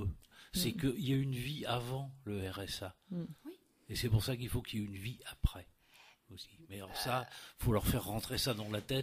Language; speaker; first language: French; native; French